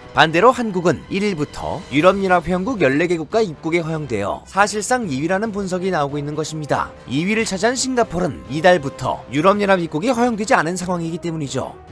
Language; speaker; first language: Korean; native; Korean